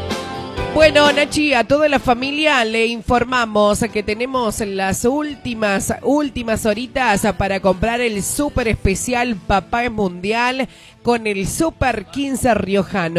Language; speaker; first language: Spanish; native; Spanish